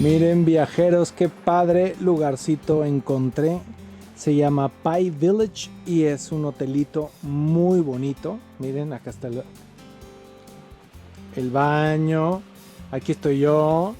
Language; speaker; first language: Spanish; native; Spanish